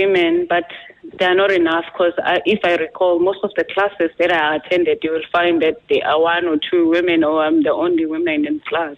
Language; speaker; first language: English; non-native, local second language; Zulu